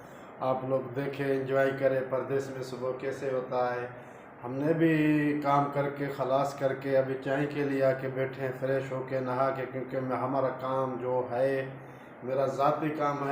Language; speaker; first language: Hindi; non-native, local second language; Baluchi